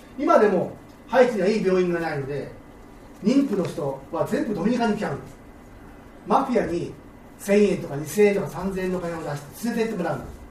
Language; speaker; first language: Japanese; native; Japanese